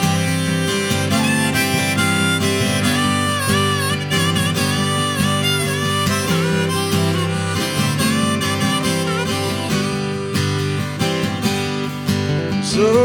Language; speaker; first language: English; native; English